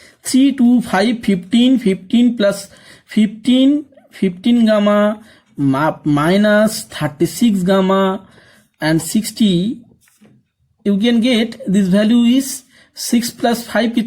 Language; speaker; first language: English; non-native, local second language; Bangla